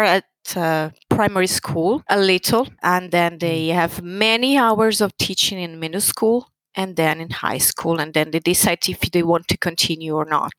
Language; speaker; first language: English; non-native, fluent; Italian